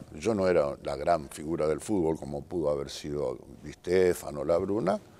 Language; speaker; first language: Spanish; native; Spanish